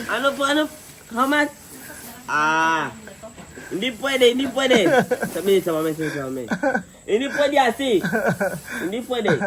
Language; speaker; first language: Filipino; non-native, learner; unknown